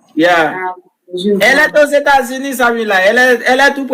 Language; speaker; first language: French; non-native, local second language; Haitian Creole